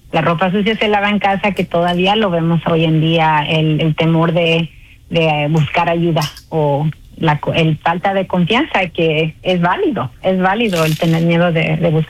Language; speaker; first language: Spanish; early bilingual, heritage; Spanish